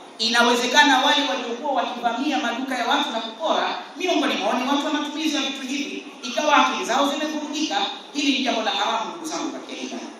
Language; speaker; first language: Swahili; native; Swahili